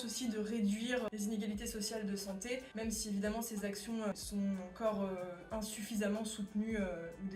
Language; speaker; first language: French; native; French